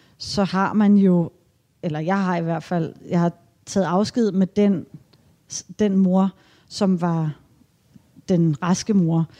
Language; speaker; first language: Danish; native; Danish